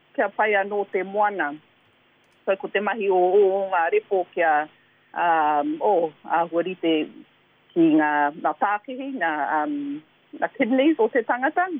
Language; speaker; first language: Māori; native; Māori